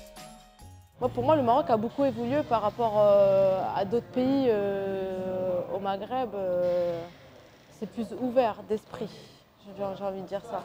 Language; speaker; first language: French; early bilingual, other home language; Arabic